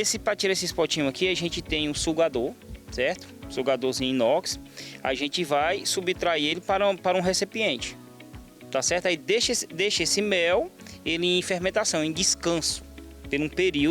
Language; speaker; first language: Portuguese; native; Portuguese